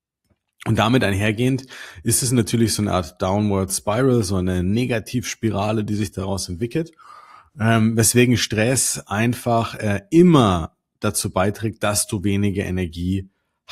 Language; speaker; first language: German; native; German